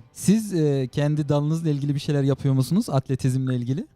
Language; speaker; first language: Turkish; native; Turkish